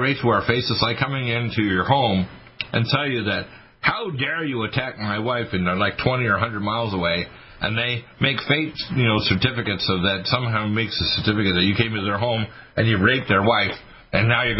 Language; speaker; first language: English; native; English